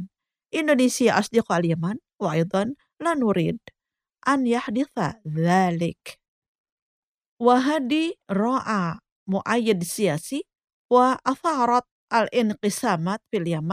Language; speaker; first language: Arabic; non-native, fluent; Indonesian